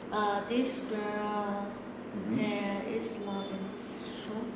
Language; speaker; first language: English; non-native, learner; Vietnamese